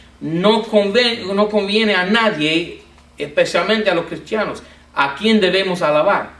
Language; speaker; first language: Spanish; non-native, fluent; English